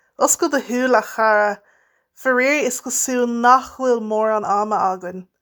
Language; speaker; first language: Irish; non-native, local second language; English